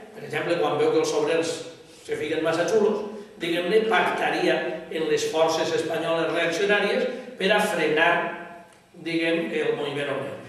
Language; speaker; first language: Catalan; native; Catalan